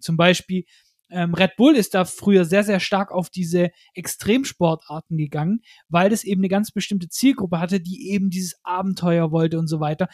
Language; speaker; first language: German; native; German